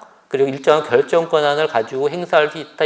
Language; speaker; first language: Korean; native; Korean